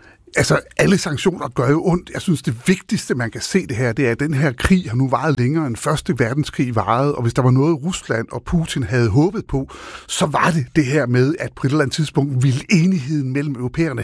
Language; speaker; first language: Danish; native; Danish